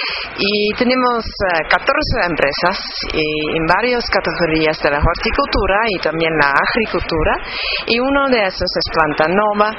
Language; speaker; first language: Spanish; non-native, fluent; Dutch